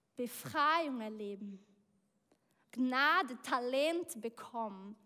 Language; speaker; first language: German; non-native, learner; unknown